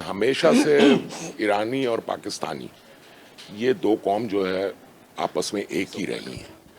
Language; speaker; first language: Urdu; early bilingual, other home language; Persian